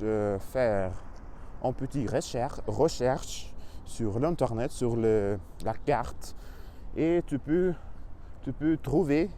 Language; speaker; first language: French; non-native, learner; Russian